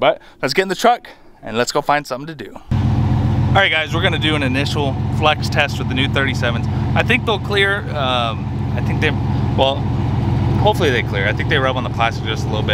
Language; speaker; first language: English; native; English